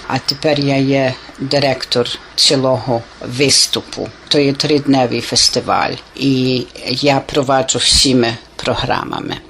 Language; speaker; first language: Ukrainian; early bilingual, heritage; Ukrainian